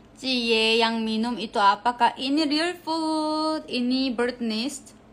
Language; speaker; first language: Indonesian; non-native, fluent; Korean